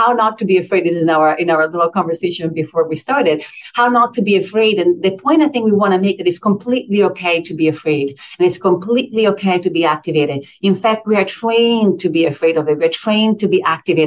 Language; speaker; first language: English; non-native, fluent; Italian